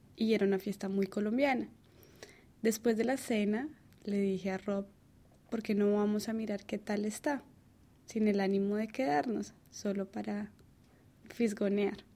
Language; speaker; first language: Spanish; native; Spanish